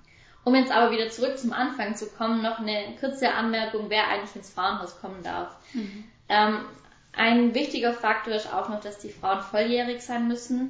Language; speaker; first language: German; native; German